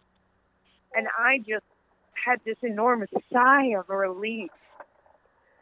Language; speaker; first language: English; non-native, fluent; Dutch